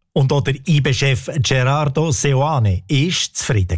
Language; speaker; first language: German; native; German